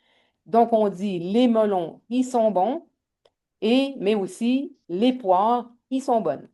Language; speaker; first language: French; native; French